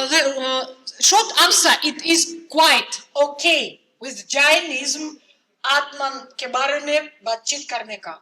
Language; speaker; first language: Hindi; non-native, fluent; Russian